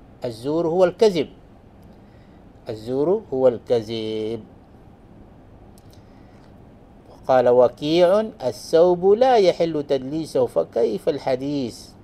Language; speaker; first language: Arabic; non-native, fluent; Malay